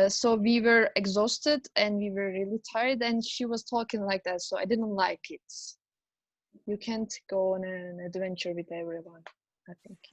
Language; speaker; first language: English; non-native, fluent; Turkish